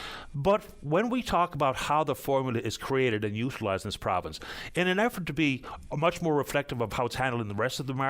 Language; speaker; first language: English; native; English